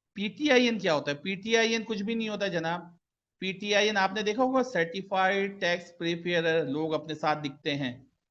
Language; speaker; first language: Urdu; native; Urdu